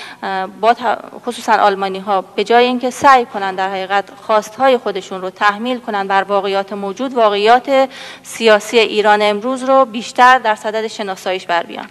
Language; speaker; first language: Persian; native; Persian